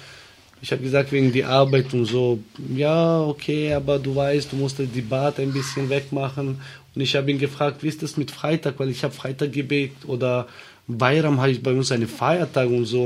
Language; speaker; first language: German; early bilingual, other home language; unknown